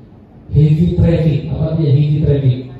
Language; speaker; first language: English; non-native, learner; Indonesian